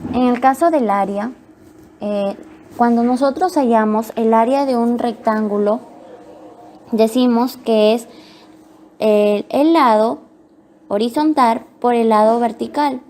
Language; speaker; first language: Spanish; native; Spanish